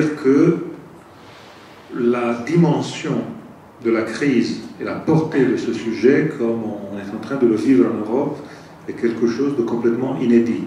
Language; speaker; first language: French; non-native, fluent; Italian